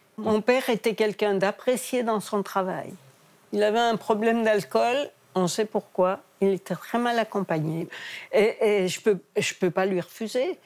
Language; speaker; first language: French; native; French